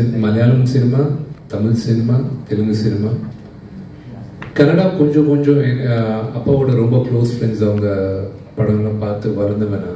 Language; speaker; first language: Tamil; non-native, local second language; Telugu